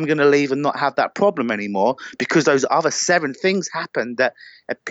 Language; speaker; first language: English; native; English